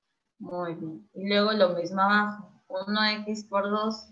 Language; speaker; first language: Spanish; native; Spanish